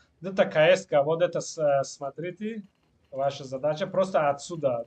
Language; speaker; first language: Russian; non-native, local second language; Tajik